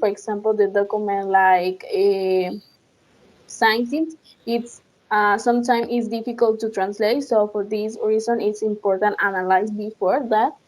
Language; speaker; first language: English; non-native, learner; Spanish